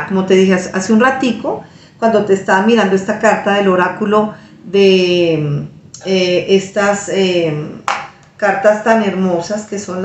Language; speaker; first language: Spanish; native; Spanish